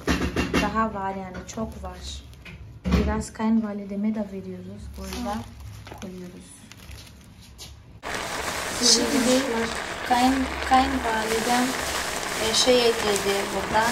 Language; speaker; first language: Turkish; non-native, fluent; Portuguese